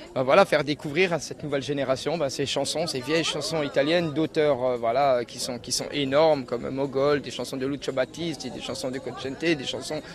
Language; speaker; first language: French; native; French